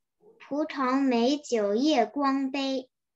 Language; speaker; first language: Chinese; early bilingual, heritage; Chinese